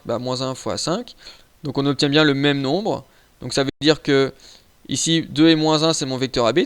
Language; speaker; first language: French; native; French